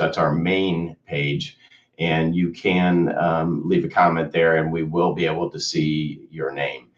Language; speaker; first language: English; native; English